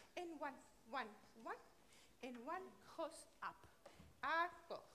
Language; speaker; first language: English; non-native, learner; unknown